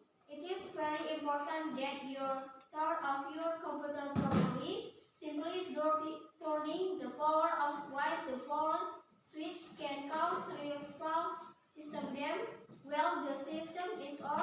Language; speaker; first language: English; non-native, learner; Indonesian